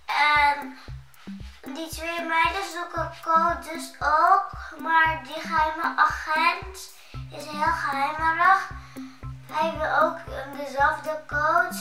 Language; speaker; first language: Dutch; early bilingual, other home language; Indonesian